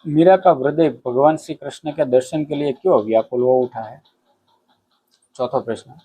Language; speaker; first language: Hindi; non-native, local second language; Gujarati